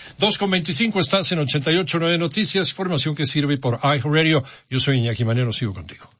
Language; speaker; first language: Spanish; native; Spanish